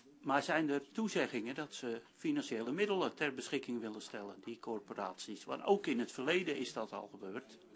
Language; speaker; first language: Dutch; native; Dutch